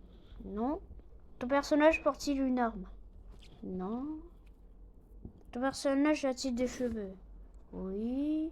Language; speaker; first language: French; non-native, local second language; Arabic